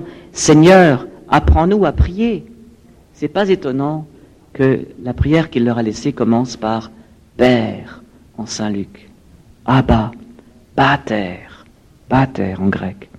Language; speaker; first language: French; native; French